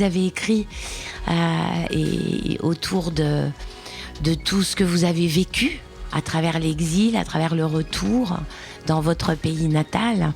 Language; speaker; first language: French; native; French